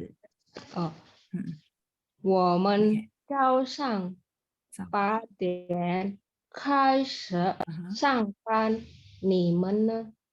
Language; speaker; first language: Chinese; non-native, learner; Indonesian